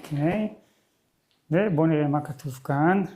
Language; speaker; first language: Hebrew; native; Hebrew